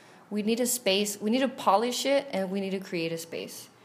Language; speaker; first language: English; early bilingual, other home language; Spanish